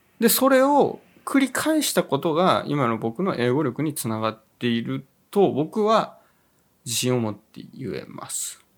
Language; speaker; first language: Japanese; native; Japanese